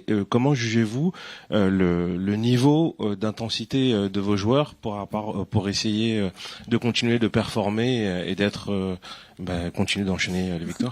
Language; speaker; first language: French; native; French